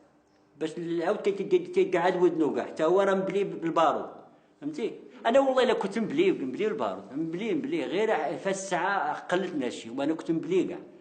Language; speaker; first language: Arabic; native; Arabic